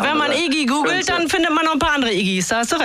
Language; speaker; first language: German; native; German